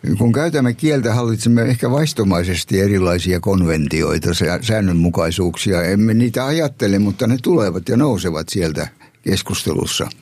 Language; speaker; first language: Finnish; native; Finnish